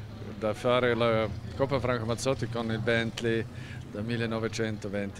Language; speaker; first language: Italian; non-native, learner; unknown